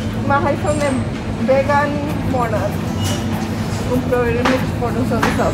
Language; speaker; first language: German; non-native, learner; Spanish